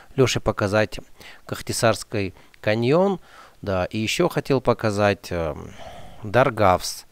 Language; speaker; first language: Russian; non-native, fluent; Azerbaijani